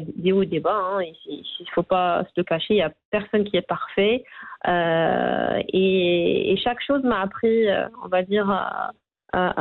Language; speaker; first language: French; non-native, local second language; Arabic